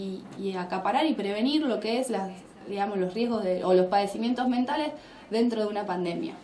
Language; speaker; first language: Spanish; native; Spanish